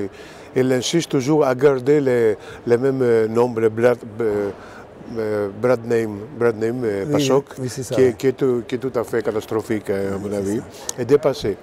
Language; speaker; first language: French; non-native, fluent; Greek